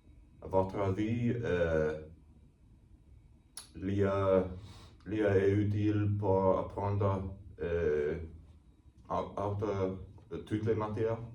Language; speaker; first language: French; non-native, learner; English